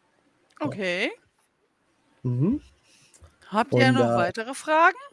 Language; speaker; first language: German; native; German